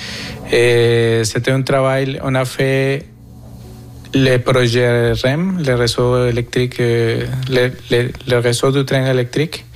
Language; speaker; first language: French; non-native, fluent; Spanish